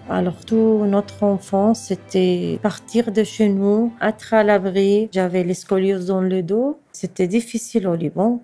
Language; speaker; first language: French; non-native, fluent; Arabic